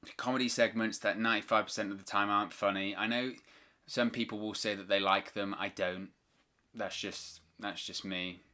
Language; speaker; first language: English; native; English